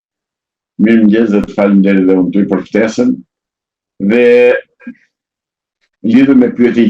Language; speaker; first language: Albanian; native; Albanian